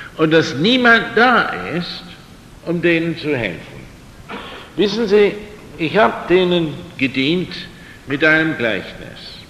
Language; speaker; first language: German; non-native, fluent; English